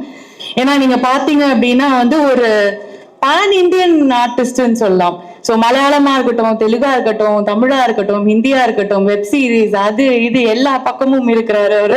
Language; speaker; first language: Tamil; native; Tamil